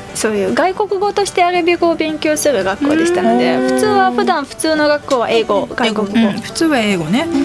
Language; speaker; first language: Japanese; non-native, fluent; Uzbek